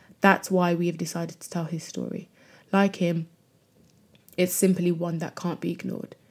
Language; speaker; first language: English; native; English